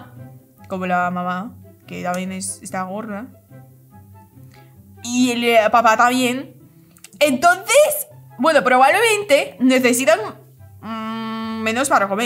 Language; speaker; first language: Spanish; non-native, fluent; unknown